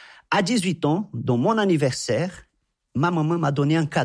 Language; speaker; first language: French; non-native, fluent; Portuguese